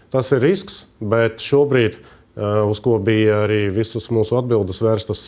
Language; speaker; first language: Latvian; native; Latvian